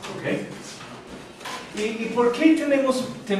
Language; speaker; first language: Spanish; non-native, fluent; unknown